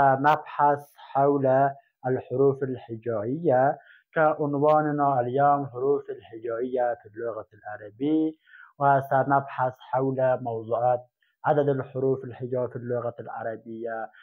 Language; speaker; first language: Arabic; non-native, fluent; Persian